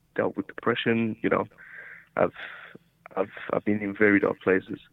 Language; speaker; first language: English; early bilingual, other home language; Portuguese